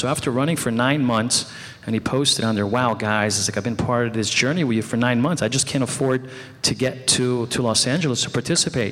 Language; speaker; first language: English; native; English